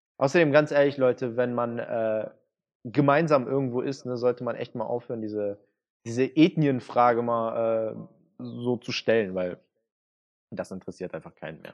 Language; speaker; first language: German; early bilingual, other home language; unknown